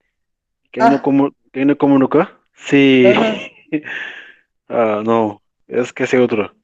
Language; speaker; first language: Portuguese; non-native, learner; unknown